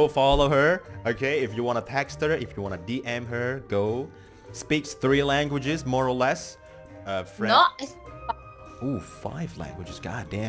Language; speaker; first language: English; non-native, fluent; Indonesian